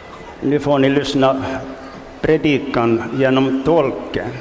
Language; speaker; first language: Swedish; non-native, local second language; Finnish